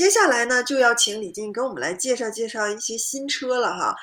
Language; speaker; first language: Chinese; native; Chinese